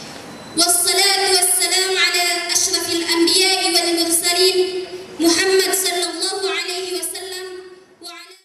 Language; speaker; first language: Arabic; non-native, learner; Indonesian